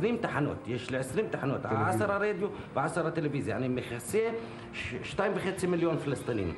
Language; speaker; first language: Hebrew; non-native, local second language; Arabic